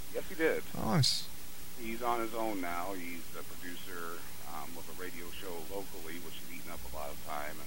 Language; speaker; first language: English; native; English